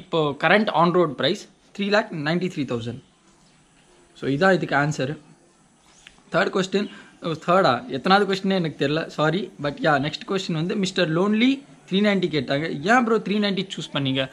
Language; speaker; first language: Tamil; non-native, local second language; Hindi